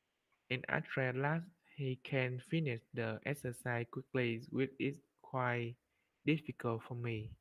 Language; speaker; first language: English; non-native, learner; Vietnamese